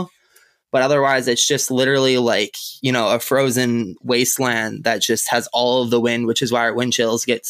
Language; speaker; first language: English; native; English